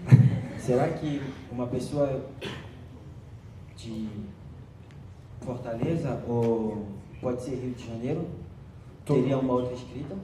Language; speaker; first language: Portuguese; non-native, learner; French